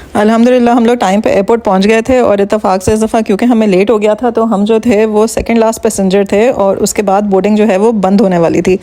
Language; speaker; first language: Urdu; native; Urdu